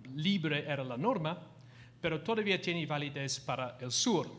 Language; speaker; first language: Spanish; non-native, fluent; English